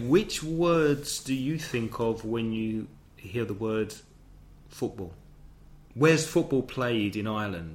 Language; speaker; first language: English; native; English